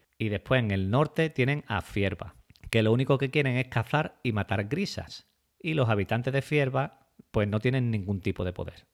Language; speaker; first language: Spanish; native; Spanish